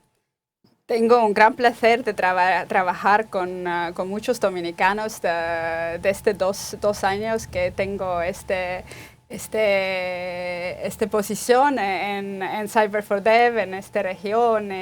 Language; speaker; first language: Spanish; non-native, fluent; Estonian